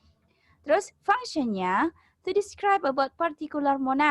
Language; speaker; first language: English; non-native, learner; Indonesian